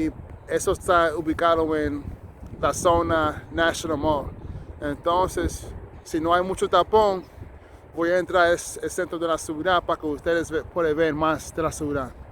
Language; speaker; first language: Spanish; non-native, learner; English